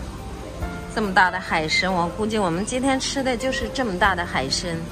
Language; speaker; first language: Chinese; native; Chinese